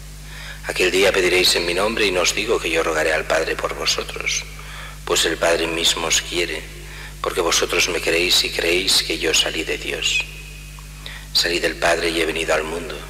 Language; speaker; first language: Spanish; native; Spanish